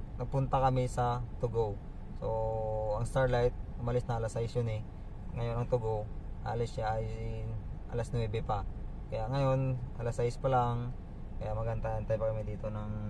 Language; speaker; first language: Filipino; non-native, local second language; Hiligaynon